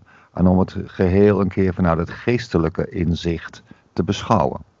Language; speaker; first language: Dutch; native; Dutch